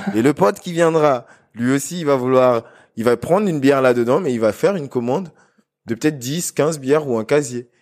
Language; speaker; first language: French; non-native, local second language; Lingala